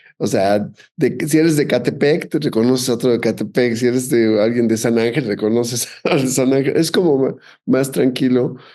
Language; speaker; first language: Spanish; native; Spanish